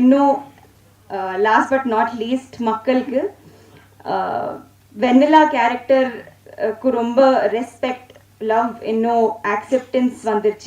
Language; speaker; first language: Tamil; non-native, learner; Telugu